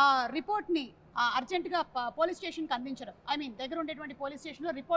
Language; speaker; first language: Telugu; native; Telugu